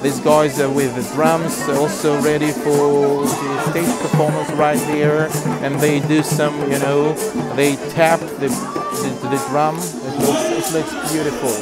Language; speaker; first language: English; non-native, fluent; Russian